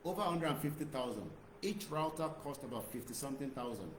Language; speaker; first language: English; non-native, local second language; Yoruba